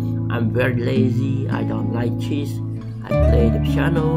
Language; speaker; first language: English; non-native, fluent; Khmer